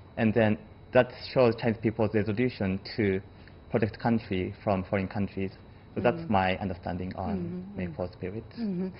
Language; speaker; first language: English; non-native, fluent; Japanese